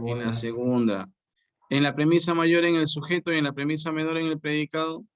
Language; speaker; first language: Spanish; native; Spanish